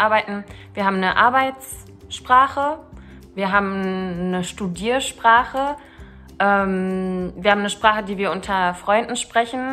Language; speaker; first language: German; early bilingual, other home language; Turkish